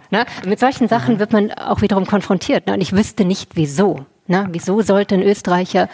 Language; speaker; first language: German; native; German